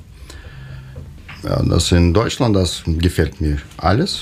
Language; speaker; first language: German; non-native, learner; Russian